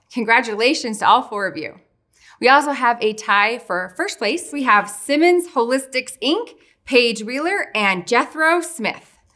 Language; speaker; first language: English; native; English